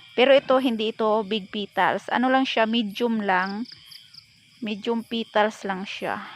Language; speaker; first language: Filipino; native; Filipino